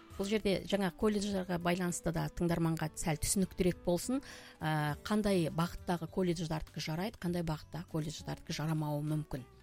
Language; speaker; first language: Kazakh; native; Kazakh